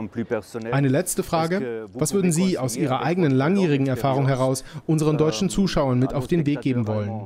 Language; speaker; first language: German; native; German